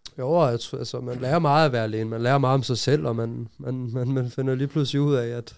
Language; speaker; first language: Danish; early bilingual, other home language; Arabic